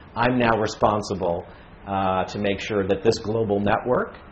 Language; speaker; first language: English; native; English